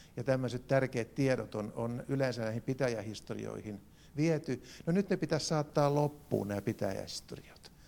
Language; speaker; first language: Finnish; native; Finnish